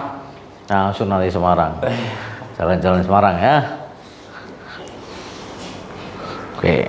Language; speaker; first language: Indonesian; native; Indonesian